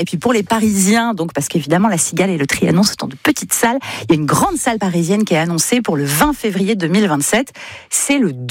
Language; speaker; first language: French; native; French